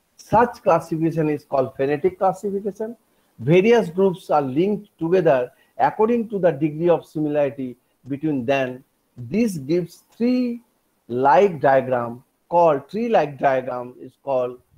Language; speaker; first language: English; non-native, local second language; Bangla